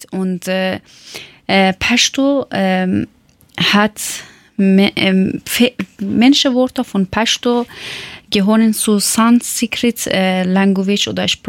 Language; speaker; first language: German; non-native, learner; Persian